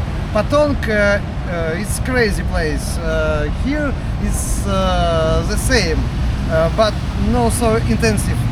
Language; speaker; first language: English; non-native, learner; Russian